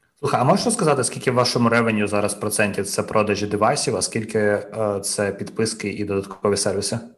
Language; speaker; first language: Ukrainian; non-native, local second language; Russian